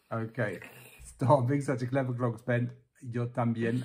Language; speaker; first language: Spanish; non-native, fluent; English